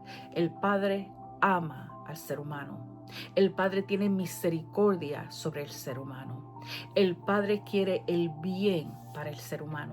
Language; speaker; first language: Spanish; native; Spanish